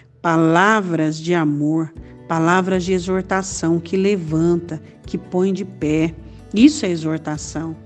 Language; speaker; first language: Portuguese; native; Portuguese